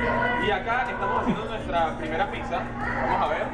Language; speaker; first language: Spanish; native; Spanish